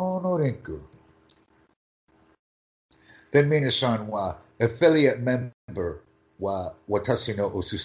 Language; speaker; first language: Japanese; non-native, learner; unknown